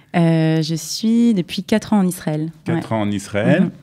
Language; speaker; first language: French; native; French